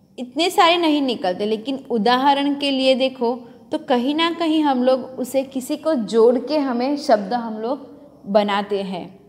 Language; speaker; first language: Hindi; non-native, local second language; Gujarati